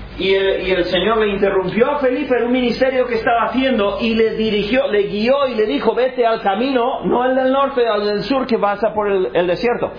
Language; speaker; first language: Spanish; non-native, fluent; English